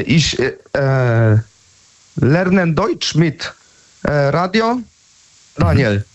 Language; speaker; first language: German; non-native, learner; Polish